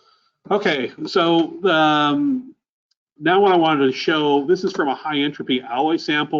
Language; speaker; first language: English; native; English